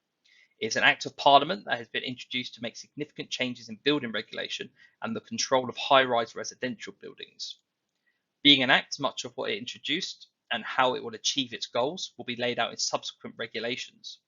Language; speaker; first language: English; native; English